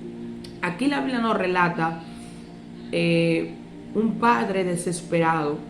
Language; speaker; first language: Spanish; native; Spanish